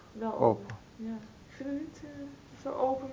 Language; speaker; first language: Dutch; native; Dutch